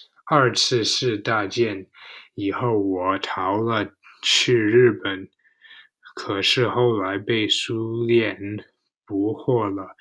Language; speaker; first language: Chinese; non-native, learner; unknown